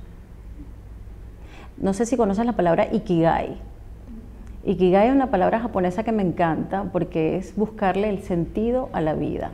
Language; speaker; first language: Spanish; native; Spanish